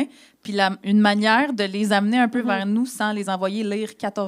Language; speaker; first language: French; native; French